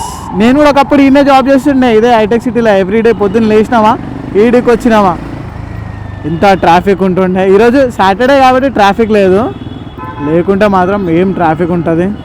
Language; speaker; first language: Telugu; native; Telugu